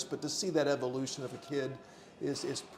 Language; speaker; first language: English; native; English